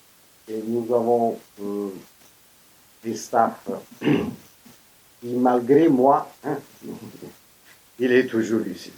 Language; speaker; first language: French; non-native, fluent; Italian